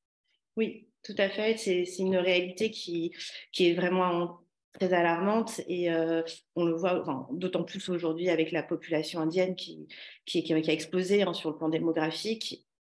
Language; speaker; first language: French; native; French